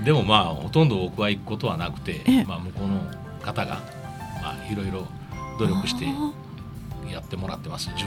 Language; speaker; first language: Japanese; native; Japanese